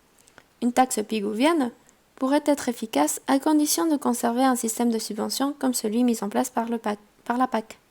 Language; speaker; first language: French; non-native, fluent; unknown